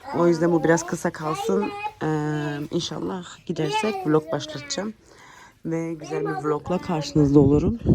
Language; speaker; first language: Turkish; early bilingual, heritage; Turkish